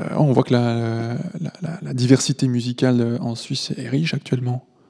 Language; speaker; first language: French; native; French